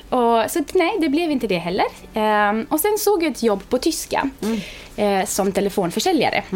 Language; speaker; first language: Swedish; non-native, fluent; Romanian